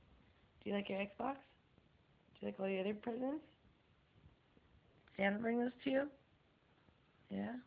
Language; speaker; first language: English; native; English